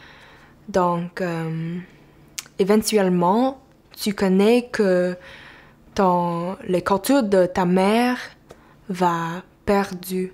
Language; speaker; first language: French; non-native, local second language; English